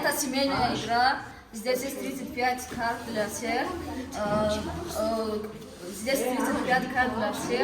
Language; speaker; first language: Russian; non-native, local second language; Tajik